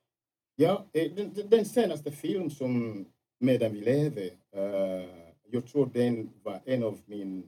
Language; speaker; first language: Swedish; non-native, fluent; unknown